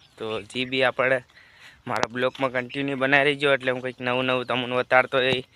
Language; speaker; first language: Gujarati; non-native, local second language; Bhili